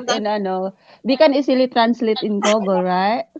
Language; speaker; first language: English; non-native, local second language; Cebuano